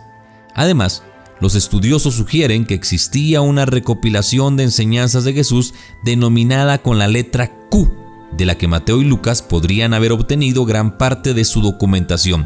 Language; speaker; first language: Spanish; native; Spanish